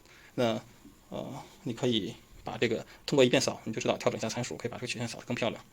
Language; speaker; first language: Chinese; native; Chinese